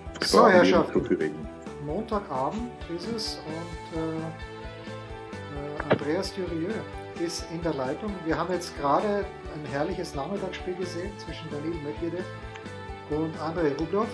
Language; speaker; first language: German; native; German